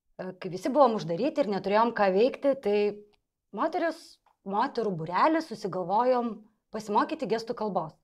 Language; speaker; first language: Lithuanian; non-native, local second language; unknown